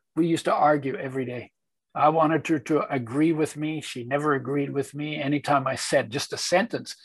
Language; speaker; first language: English; early bilingual, other home language; Polish